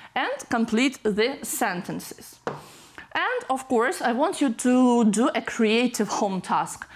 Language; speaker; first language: English; non-native, fluent; Ukrainian